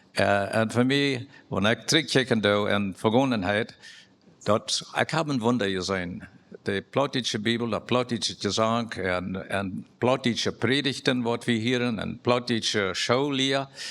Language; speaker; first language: German; non-native, learner; Plautdietsch